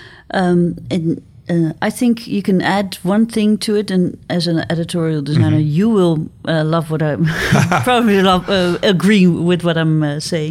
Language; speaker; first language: English; non-native, fluent; Dutch